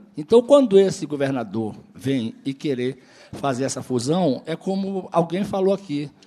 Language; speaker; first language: Portuguese; native; Portuguese